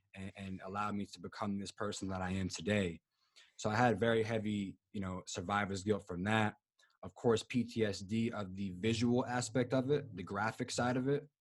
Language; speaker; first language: English; native; English